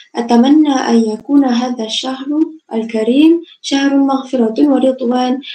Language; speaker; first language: Arabic; non-native, fluent; Malay